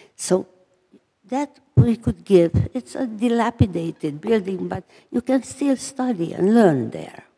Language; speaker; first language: English; non-native, fluent; Hungarian